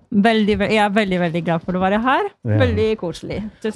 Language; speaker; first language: Norwegian; non-native, fluent; Polish